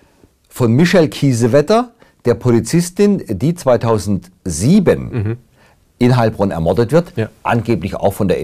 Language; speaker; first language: German; native; German